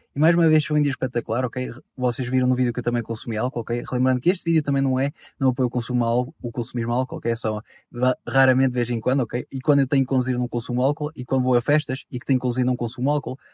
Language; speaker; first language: Portuguese; native; Portuguese